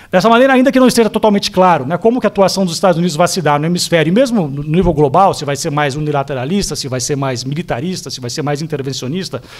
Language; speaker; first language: Portuguese; native; Portuguese